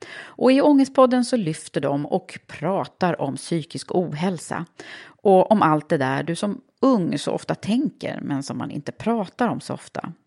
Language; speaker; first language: Swedish; native; Swedish